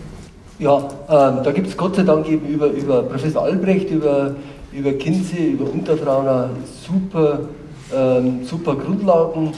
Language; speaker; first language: German; native; German